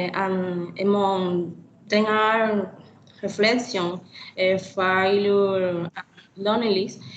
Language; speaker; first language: English; non-native, learner; Spanish